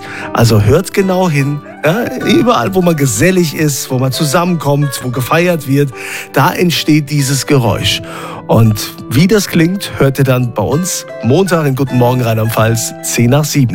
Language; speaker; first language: German; native; German